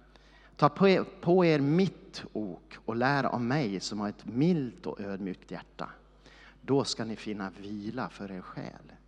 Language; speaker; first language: Swedish; native; Swedish